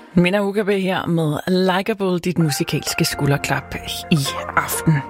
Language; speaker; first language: Danish; native; Danish